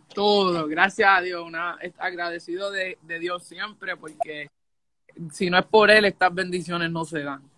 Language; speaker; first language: Spanish; native; Spanish